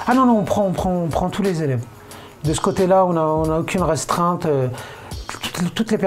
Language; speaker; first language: French; native; French